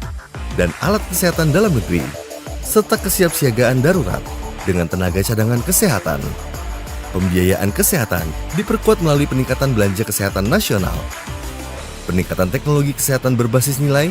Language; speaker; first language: Indonesian; native; Indonesian